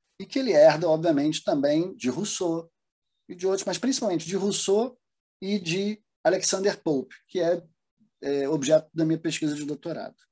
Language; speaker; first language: Portuguese; early bilingual, other home language; German